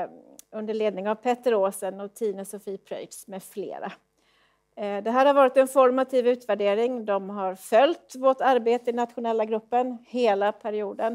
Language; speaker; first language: Swedish; native; Swedish